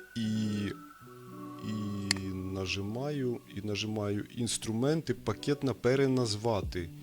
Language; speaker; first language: Ukrainian; non-native, local second language; Russian